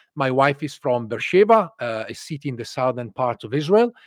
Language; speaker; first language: English; non-native, fluent; Italian